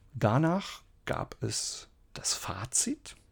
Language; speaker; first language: German; native; German